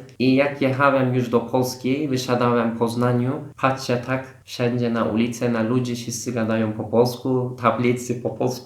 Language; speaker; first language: Polish; non-native, fluent; Turkish